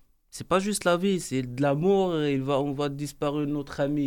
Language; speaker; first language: French; non-native, learner; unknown